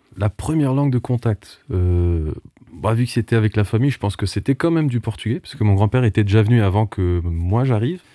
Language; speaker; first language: French; non-native, local second language; Portuguese